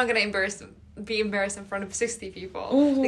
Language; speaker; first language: English; non-native, fluent; Arabic